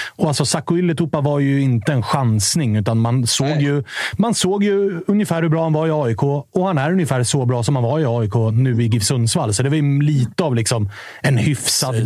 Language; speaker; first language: Swedish; native; Swedish